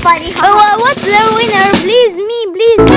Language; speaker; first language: English; non-native, learner; Arabic